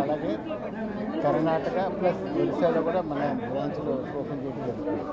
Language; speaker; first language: Telugu; native; Telugu